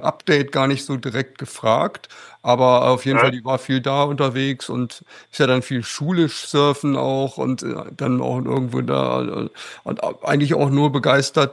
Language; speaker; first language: German; native; German